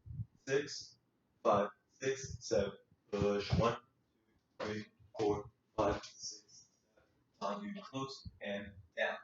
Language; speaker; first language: English; native; English